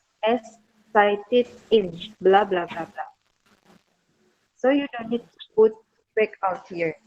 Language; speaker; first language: English; non-native, learner; Indonesian